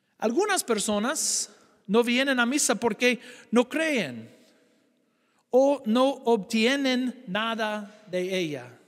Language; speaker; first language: Spanish; non-native, fluent; English